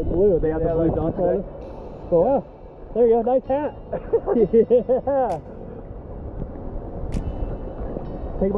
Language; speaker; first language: English; native; English